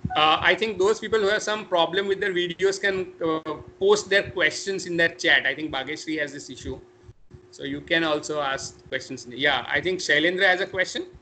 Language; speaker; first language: English; non-native, local second language; Marathi